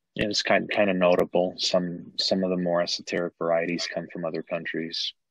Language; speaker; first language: English; native; English